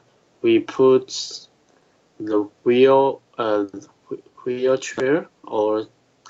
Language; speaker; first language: English; non-native, learner; Chinese